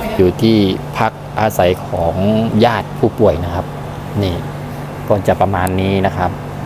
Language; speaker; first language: Thai; native; Thai